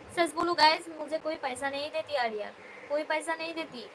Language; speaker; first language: Hindi; non-native, local second language; Bangla